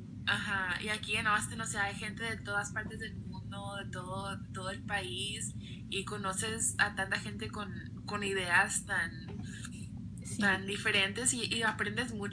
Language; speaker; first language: Spanish; early bilingual, other home language; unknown